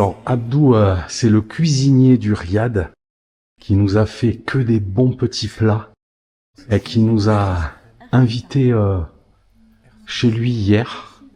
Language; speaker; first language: French; native; French